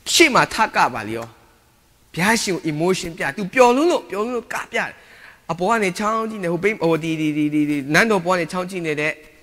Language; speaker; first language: Burmese; non-native, local second language; Kachin